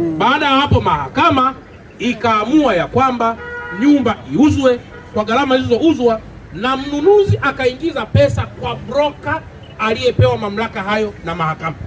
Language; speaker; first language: Swahili; native; Swahili